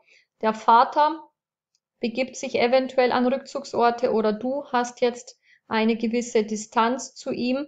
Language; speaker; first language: German; native; German